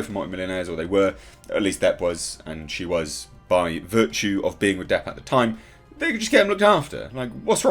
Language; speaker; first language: English; native; English